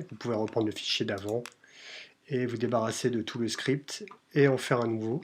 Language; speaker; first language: French; native; French